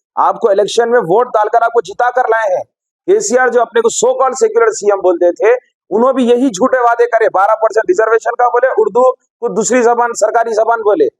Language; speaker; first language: Hindi; non-native, local second language; Urdu